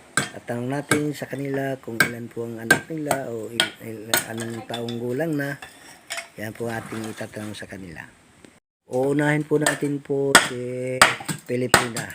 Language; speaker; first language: Filipino; native; Filipino